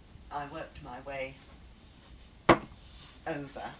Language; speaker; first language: English; native; English